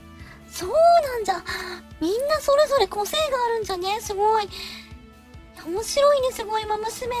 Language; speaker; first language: Japanese; native; Japanese